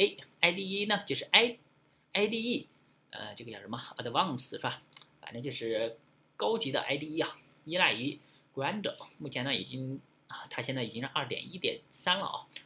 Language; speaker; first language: Chinese; native; Chinese